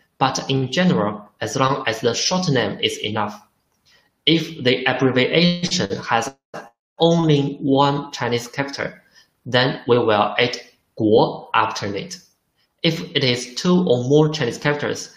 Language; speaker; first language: English; non-native, fluent; Chinese